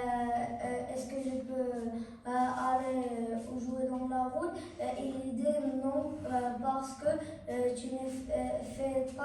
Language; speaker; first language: French; non-native, learner; Arabic